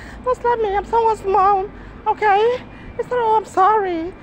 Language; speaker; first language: English; non-native, local second language; Ibibio